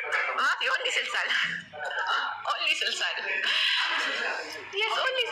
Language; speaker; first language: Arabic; non-native, learner; Amharic